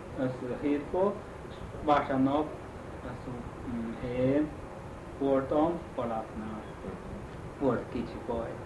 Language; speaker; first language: Hungarian; non-native, learner; Chinese